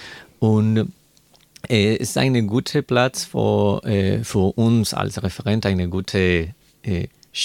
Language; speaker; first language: German; non-native, learner; Spanish